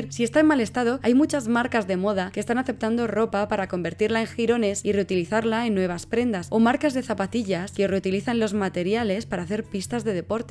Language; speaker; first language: Spanish; native; Spanish